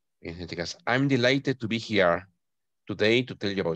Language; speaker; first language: English; non-native, fluent; Spanish